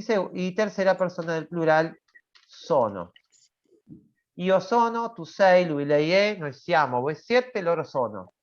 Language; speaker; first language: Italian; non-native, fluent; Spanish